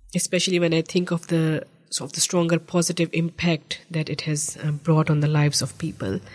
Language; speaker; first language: English; non-native, local second language; Urdu